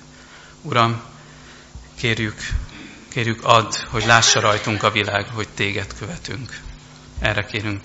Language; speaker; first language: Hungarian; native; Hungarian